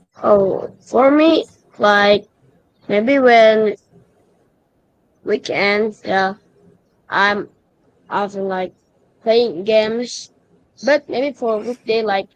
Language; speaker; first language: English; non-native, learner; Indonesian